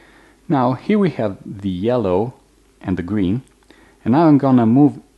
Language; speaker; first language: English; non-native, fluent; Italian